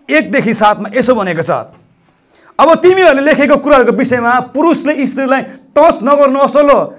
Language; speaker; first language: Nepali; non-native, local second language; Eastern Tamang